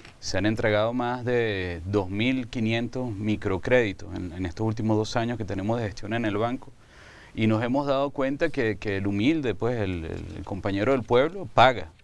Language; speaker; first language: Spanish; native; Spanish